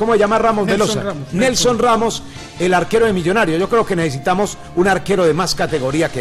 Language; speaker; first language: Spanish; native; Spanish